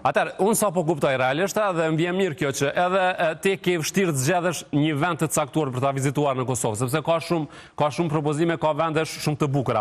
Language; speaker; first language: Albanian; native; Albanian